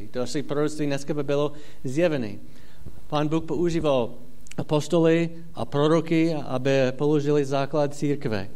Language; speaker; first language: Czech; non-native, fluent; English